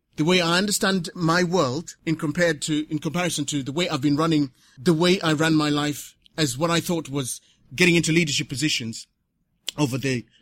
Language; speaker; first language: English; non-native, local second language; Shona